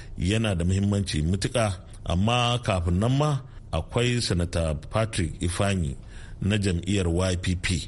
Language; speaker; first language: Hausa; native; Hausa